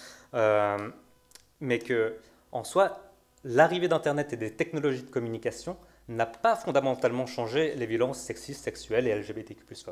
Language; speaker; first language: French; native; French